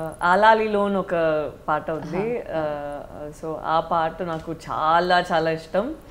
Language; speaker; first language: Telugu; non-native, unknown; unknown